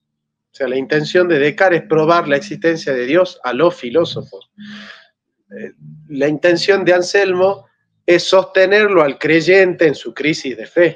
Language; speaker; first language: Spanish; native; Spanish